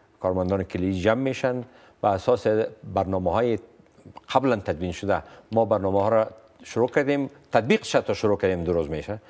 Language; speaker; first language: Persian; non-native, local second language; Pashto